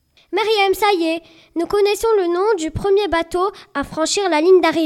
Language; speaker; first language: French; native; French